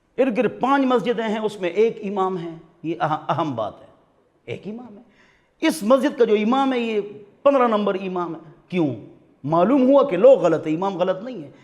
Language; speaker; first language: Urdu; non-native, local second language; Pashto